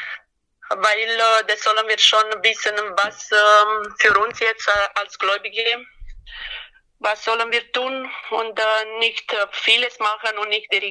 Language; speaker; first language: German; non-native, learner; Romanian